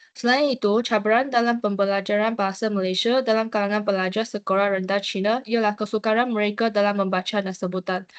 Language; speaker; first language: Malay; non-native, local second language; Chinese